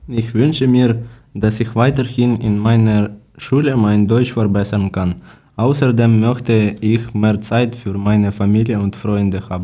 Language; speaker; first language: German; non-native, learner; Ukrainian